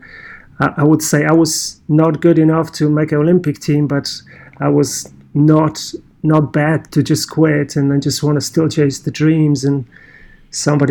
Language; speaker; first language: English; non-native, fluent; Polish